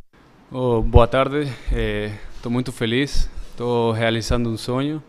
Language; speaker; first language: Portuguese; early bilingual, heritage; Spanish